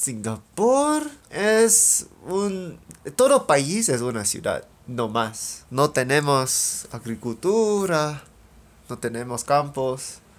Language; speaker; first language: Spanish; non-native, learner; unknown